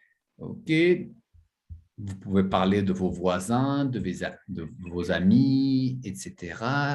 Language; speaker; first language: French; non-native, fluent; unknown